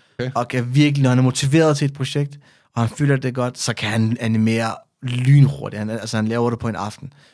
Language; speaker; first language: Danish; early bilingual, other home language; Persian